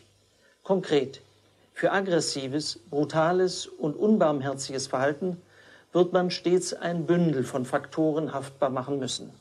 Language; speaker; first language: German; native; German